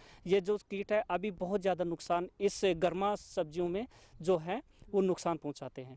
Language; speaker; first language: Hindi; native; Hindi